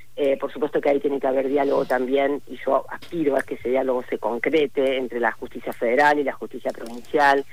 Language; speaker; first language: Spanish; native; Spanish